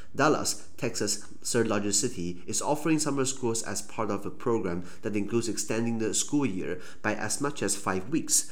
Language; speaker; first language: English; non-native, fluent; Chinese